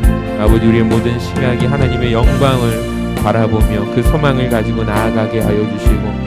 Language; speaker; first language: Korean; native; Korean